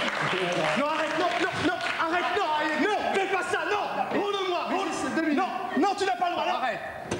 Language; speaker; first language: French; native; French